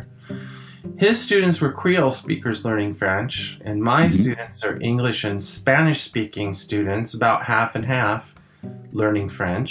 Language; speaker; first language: English; early bilingual, other home language; French